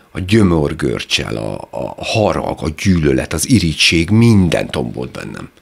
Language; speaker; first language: Hungarian; native; Hungarian